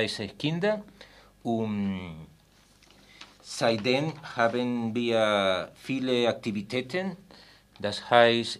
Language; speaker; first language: German; non-native, learner; Spanish